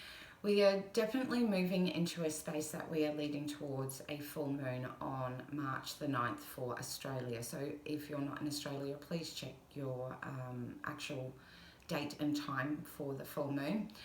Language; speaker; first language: English; native; English